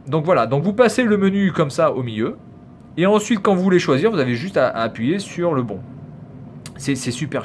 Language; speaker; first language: French; native; French